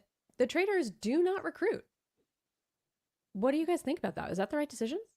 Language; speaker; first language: English; native; English